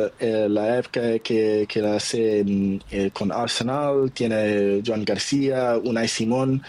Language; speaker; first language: Spanish; non-native, learner; Portuguese